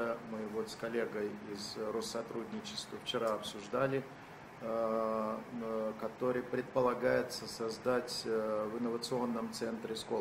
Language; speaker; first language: Russian; native; Russian